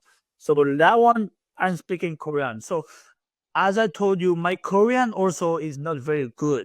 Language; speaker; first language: English; non-native, learner; French